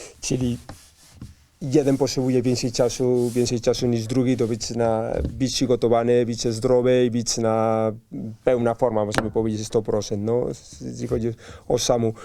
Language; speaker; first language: Polish; non-native, learner; Spanish